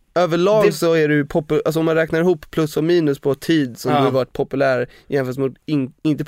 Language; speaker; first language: Swedish; native; Swedish